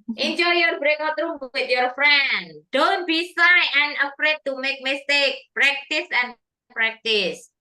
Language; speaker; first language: English; non-native, fluent; Indonesian